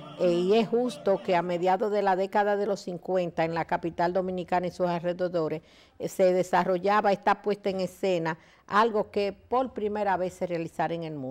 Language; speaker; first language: Spanish; native; Spanish